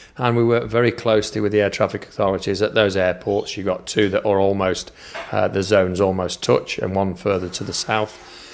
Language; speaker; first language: English; native; English